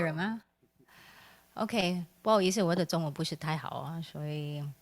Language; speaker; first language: Chinese; non-native, learner; English